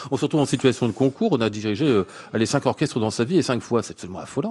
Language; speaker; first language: French; native; French